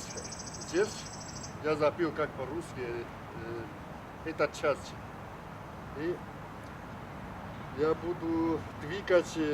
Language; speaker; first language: Russian; non-native, learner; Chinese